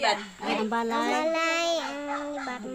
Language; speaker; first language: Cebuano; native; Cebuano